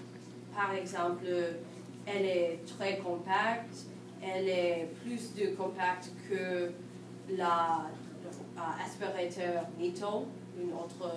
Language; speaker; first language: French; non-native, learner; English